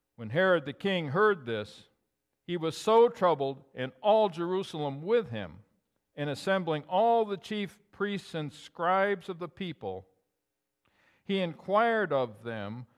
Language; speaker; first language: English; native; English